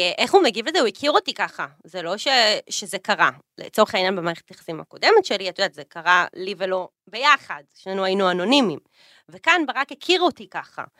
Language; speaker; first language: Hebrew; native; Hebrew